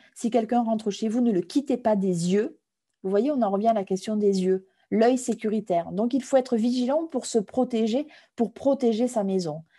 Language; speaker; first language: French; native; French